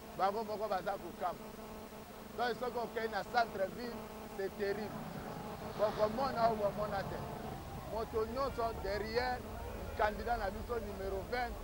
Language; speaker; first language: Lingala; native; Lingala